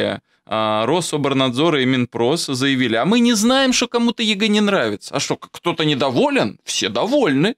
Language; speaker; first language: Russian; native; Russian